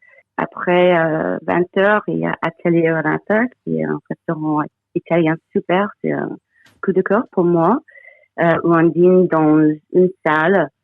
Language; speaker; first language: French; non-native, fluent; English